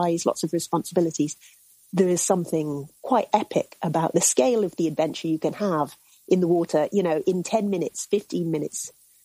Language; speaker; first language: English; native; English